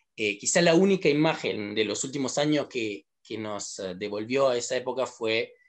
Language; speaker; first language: Spanish; non-native, fluent; Italian